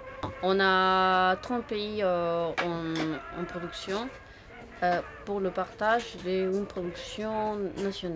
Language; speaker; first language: French; non-native, fluent; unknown